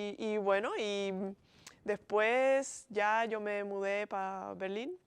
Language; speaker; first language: Spanish; non-native, fluent; Bulgarian